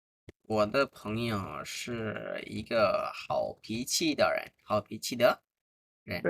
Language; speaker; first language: Chinese; non-native, fluent; Bangla